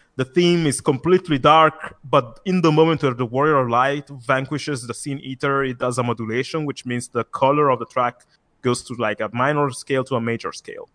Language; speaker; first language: English; non-native, fluent; Italian